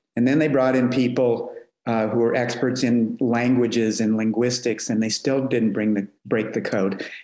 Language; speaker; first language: English; native; English